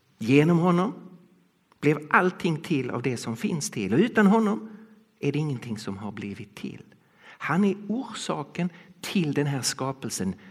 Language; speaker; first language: Swedish; native; Swedish